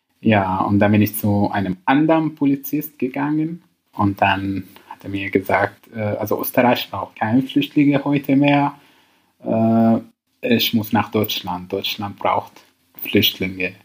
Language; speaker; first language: German; non-native, learner; Arabic